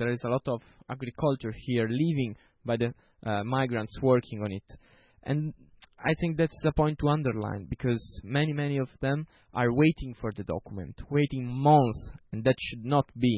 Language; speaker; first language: English; non-native, fluent; Italian